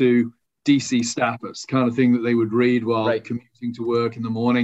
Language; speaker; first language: English; native; English